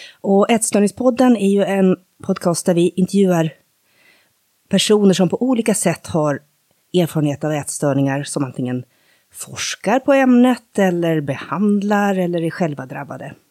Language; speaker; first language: Swedish; native; Swedish